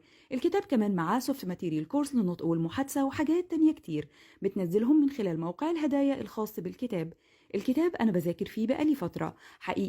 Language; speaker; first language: Arabic; native; Arabic